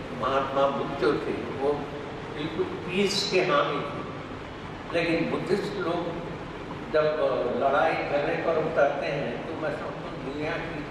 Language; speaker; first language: Urdu; native; Urdu